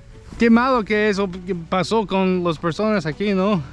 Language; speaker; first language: Spanish; non-native, learner; English